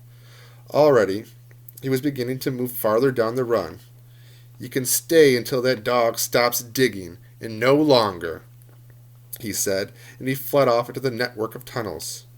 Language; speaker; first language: English; native; English